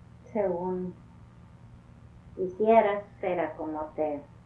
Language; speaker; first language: Spanish; early bilingual, heritage; Spanish